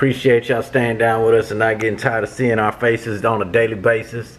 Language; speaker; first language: English; native; English